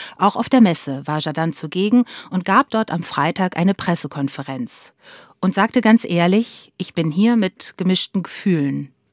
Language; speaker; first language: German; native; German